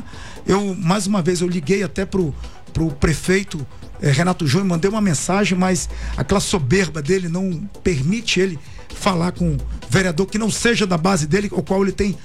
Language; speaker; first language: Portuguese; native; Portuguese